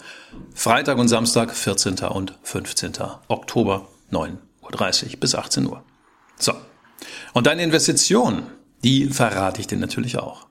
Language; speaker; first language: German; native; German